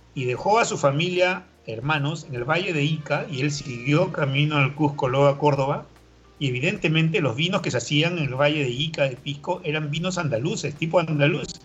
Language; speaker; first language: Spanish; native; Spanish